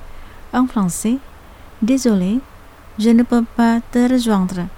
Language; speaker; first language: French; non-native, fluent; Indonesian